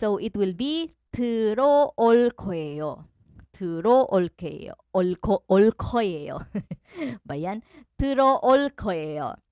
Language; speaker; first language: Korean; non-native, fluent; Filipino